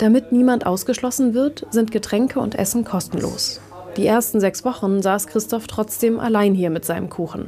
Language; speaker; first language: German; native; German